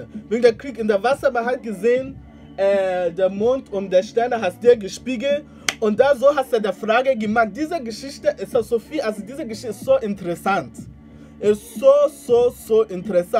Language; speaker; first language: German; non-native, learner; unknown